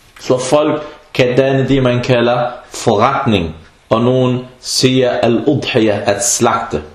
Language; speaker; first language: Danish; early bilingual, other home language; Arabic